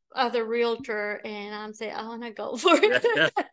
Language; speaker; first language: English; non-native, fluent; Spanish